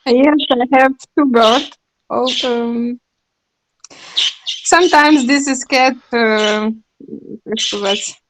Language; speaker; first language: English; non-native, learner; Russian